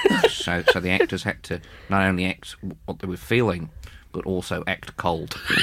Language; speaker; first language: English; early bilingual, other home language; Spanish